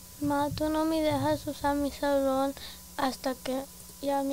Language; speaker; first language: Spanish; early bilingual, heritage; Spanish